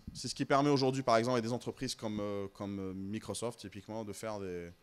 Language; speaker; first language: French; non-native, local second language; Arabic